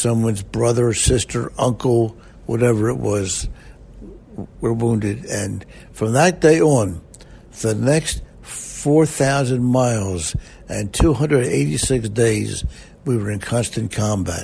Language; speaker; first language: English; native; English